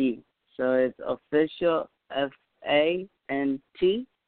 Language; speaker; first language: English; non-native, fluent; Spanish